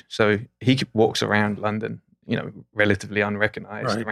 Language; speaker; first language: English; native; English